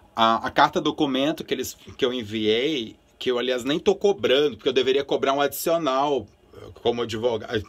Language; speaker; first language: Portuguese; early bilingual, other home language; Spanish